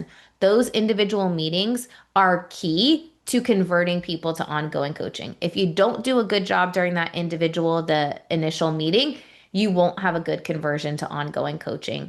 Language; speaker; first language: English; native; English